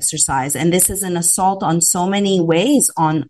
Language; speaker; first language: English; native; English